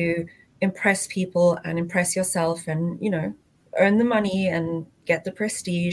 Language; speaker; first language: English; native; English